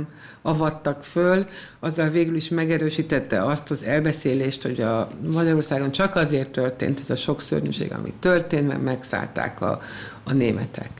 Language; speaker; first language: Hungarian; native; Hungarian